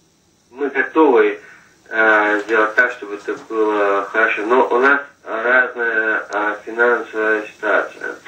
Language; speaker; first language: Russian; non-native, fluent; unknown